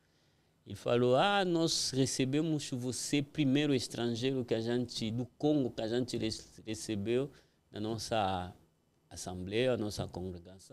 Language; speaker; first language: Portuguese; non-native, fluent; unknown